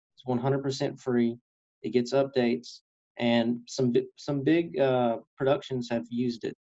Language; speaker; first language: English; native; English